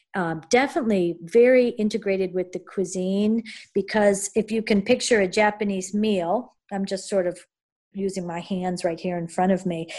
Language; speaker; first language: English; native; English